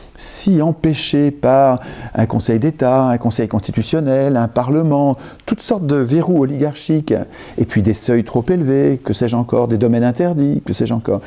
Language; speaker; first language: French; native; French